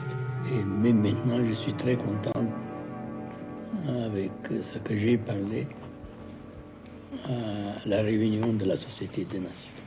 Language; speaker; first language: French; non-native, fluent; Amharic